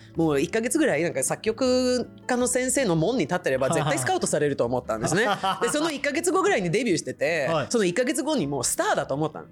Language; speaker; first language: Japanese; non-native, fluent; Swedish